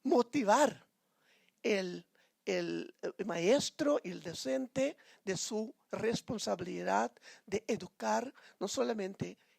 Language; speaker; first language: Spanish; non-native, fluent; Papiamento